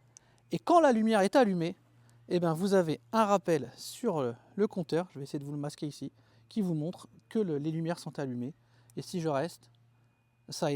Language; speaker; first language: French; native; French